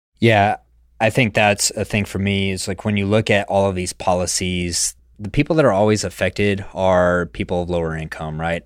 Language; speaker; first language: English; native; English